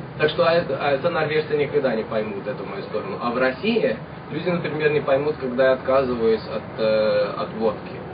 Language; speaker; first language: Russian; early bilingual, heritage; Russian